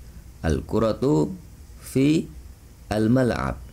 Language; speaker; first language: Arabic; non-native, fluent; Indonesian